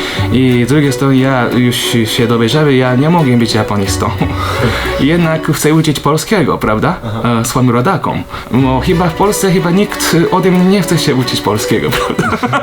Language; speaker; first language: Polish; non-native, fluent; Japanese